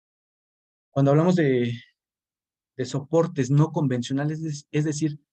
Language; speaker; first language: Spanish; native; Spanish